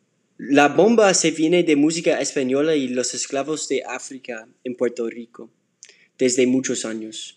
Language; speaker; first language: Spanish; non-native, learner; English